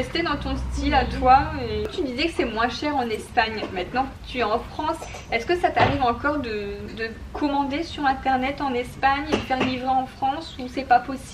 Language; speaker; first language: French; native; French